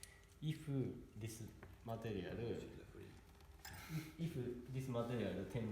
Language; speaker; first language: English; non-native, learner; Japanese